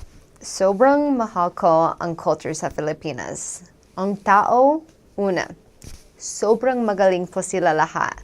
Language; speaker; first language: Filipino; non-native, learner; English